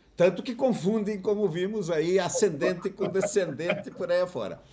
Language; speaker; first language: Portuguese; native; Portuguese